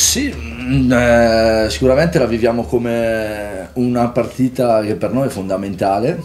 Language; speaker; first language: Italian; native; Italian